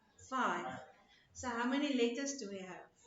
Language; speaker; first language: English; non-native, local second language; Afrikaans